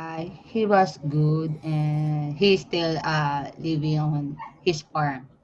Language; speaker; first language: English; non-native, learner; Filipino